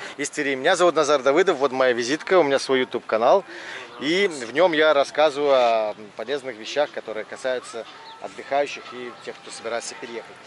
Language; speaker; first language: Russian; native; Russian